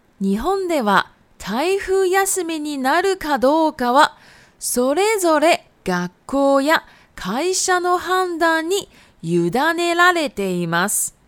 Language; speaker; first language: Japanese; native; Japanese